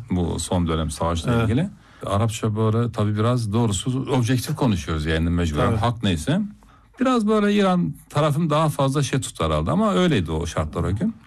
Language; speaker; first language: Turkish; non-native, local second language; Zaza